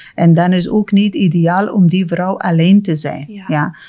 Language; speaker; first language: Dutch; non-native, fluent; Persian